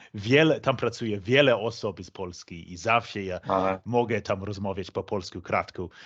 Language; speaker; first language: Polish; non-native, learner; English